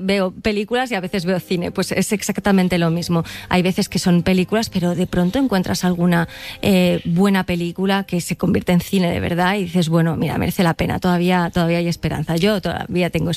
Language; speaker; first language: Spanish; native; Spanish